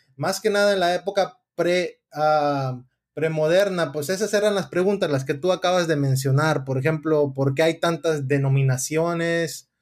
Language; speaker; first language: Spanish; early bilingual, heritage; Spanish